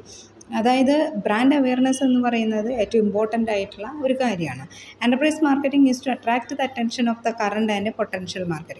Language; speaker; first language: Malayalam; native; Malayalam